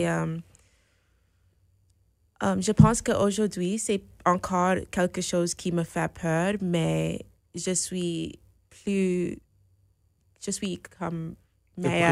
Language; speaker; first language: French; non-native, fluent; English